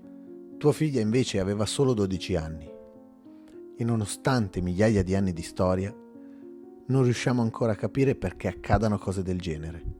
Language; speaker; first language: Italian; native; Italian